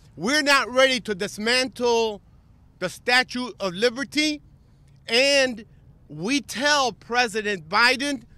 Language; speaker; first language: English; non-native, fluent; Spanish